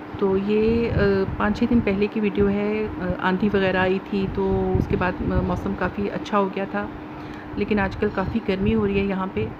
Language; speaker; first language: Urdu; native; Urdu